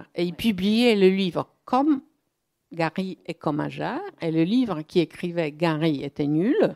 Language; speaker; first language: French; non-native, fluent; Polish